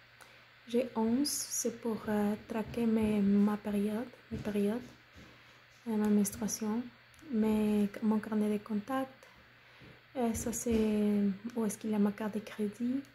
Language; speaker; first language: French; non-native, fluent; Spanish